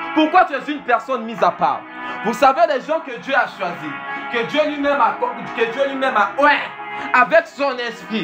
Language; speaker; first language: French; non-native, local second language; Swahili